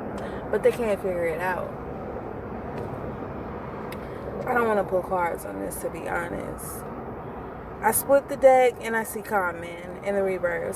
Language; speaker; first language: English; native; English